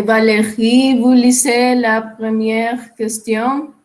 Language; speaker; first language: French; non-native, learner; Spanish